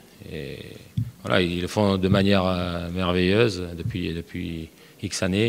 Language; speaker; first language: French; native; French